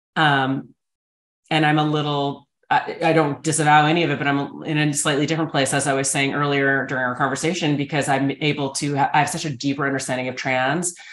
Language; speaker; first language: English; native; English